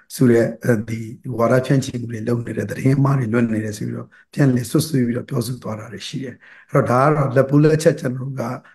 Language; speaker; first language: Burmese; non-native, local second language; Rohingya